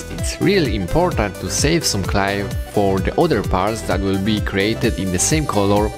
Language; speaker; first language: English; non-native, fluent; Polish